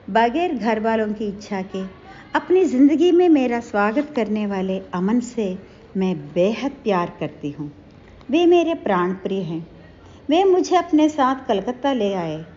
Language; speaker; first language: Hindi; non-native, local second language; Telugu